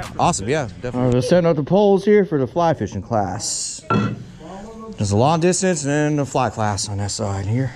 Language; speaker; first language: English; native; English